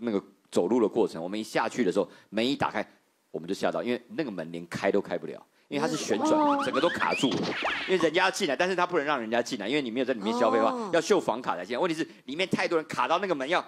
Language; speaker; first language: Chinese; native; Chinese